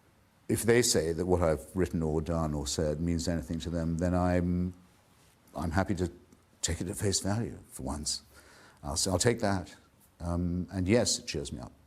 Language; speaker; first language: English; native; English